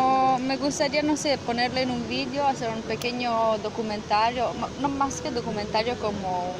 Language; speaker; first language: Spanish; non-native, learner; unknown